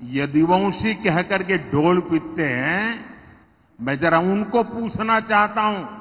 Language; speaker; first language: Hindi; non-native, local second language; Gujarati